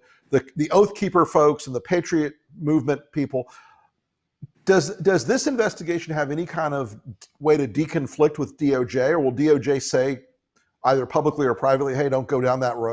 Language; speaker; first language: English; native; English